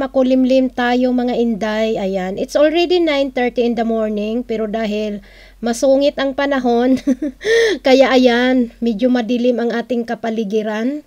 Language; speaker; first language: Filipino; non-native, local second language; Cebuano